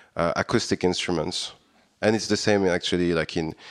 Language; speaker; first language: English; non-native, fluent; French